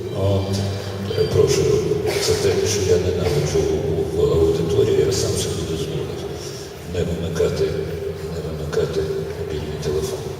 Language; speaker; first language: Ukrainian; non-native, local second language; Russian